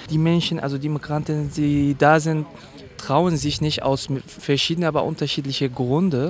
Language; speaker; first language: German; non-native, fluent; Kurdish